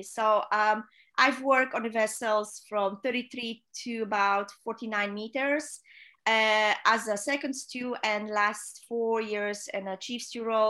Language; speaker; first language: English; non-native, fluent; Polish